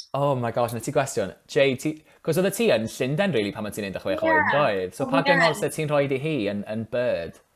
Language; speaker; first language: Welsh; native; Welsh